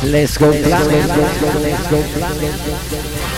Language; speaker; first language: English; non-native, learner; Spanish